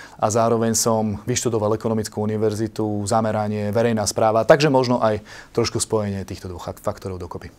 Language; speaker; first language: Slovak; native; Slovak